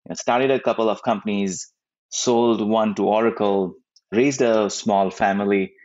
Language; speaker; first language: English; non-native, local second language; Hindi